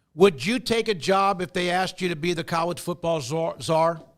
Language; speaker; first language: English; native; English